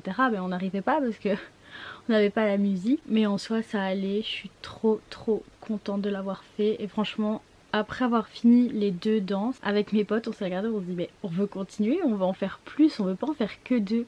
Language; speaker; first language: French; native; French